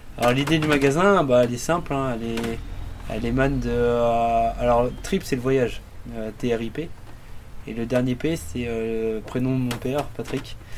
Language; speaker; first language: French; native; French